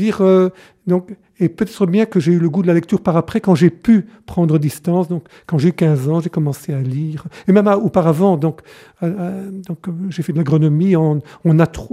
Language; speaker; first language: French; native; French